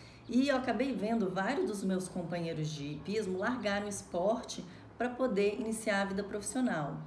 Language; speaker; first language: Portuguese; native; Portuguese